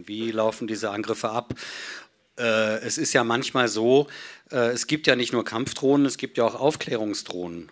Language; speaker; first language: German; native; German